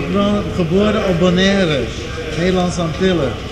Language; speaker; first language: Dutch; non-native, local second language; Papiamento